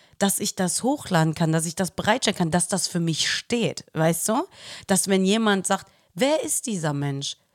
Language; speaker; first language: German; early bilingual, other home language; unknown